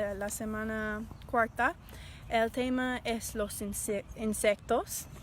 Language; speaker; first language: Spanish; non-native, learner; English